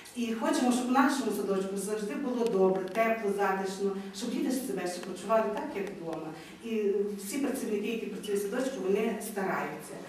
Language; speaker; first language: Ukrainian; native; Ukrainian